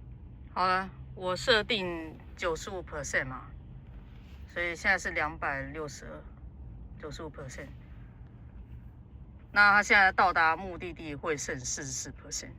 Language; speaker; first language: Chinese; native; Chinese